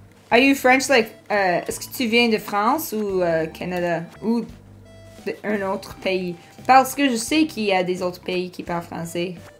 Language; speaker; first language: French; non-native, fluent; English